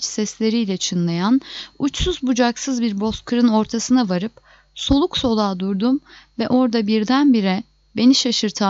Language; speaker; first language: Turkish; native; Turkish